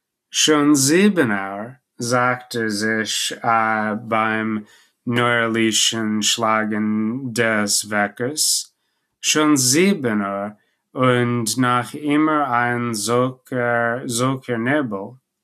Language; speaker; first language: German; non-native, learner; English